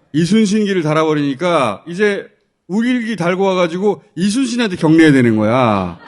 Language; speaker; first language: Korean; native; Korean